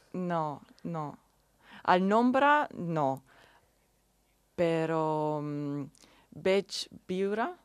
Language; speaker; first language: Catalan; non-native, learner; Italian